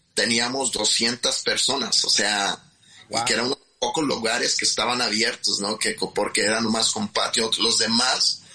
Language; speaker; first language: Spanish; native; Spanish